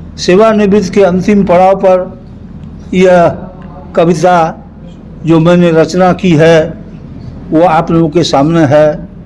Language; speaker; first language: Hindi; non-native, local second language; Maithili